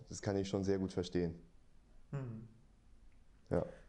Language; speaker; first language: German; native; German